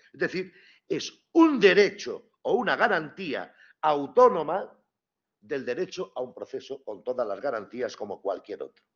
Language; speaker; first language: Spanish; native; Spanish